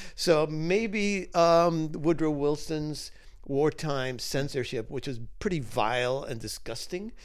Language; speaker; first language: English; early bilingual, other home language; Spanish